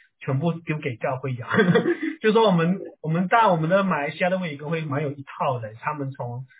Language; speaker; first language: Chinese; native; Chinese